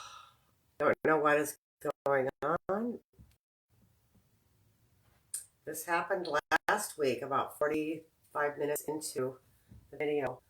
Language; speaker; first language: English; native; English